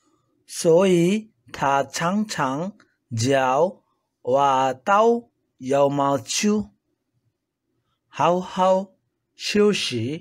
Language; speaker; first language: Chinese; non-native, learner; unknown